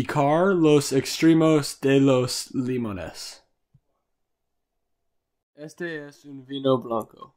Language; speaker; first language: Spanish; non-native, learner; English